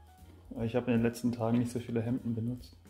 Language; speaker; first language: German; non-native, learner; Korean